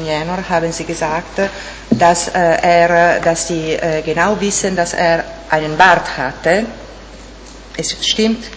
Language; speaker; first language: German; non-native, fluent; Italian